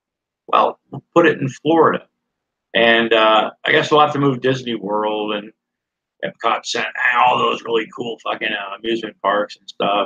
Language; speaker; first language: English; native; English